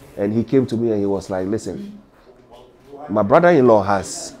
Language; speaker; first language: English; non-native, local second language; Ga